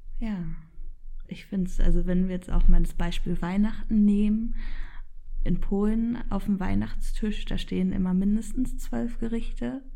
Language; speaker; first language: German; early bilingual, other home language; Polish